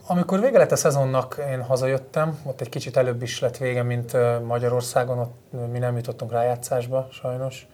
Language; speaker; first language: Hungarian; native; Hungarian